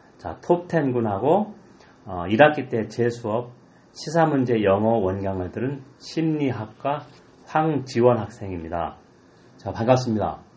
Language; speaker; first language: Korean; native; Korean